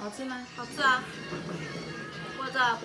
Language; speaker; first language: Chinese; early bilingual, heritage; Chinese